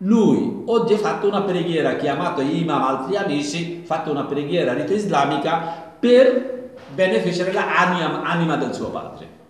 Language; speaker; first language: Italian; non-native, learner; Bangla